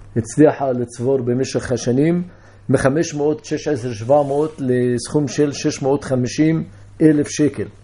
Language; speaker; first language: Hebrew; non-native, local second language; Arabic